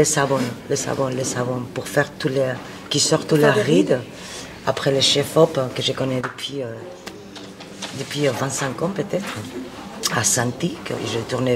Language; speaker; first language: French; non-native, fluent; Spanish